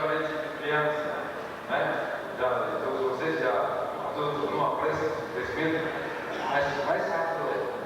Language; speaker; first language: Portuguese; non-native, learner; Japanese